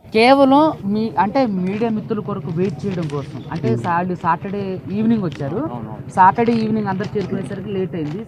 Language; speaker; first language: Telugu; native; Telugu